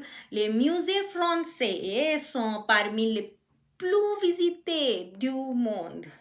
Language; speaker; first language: French; non-native, learner; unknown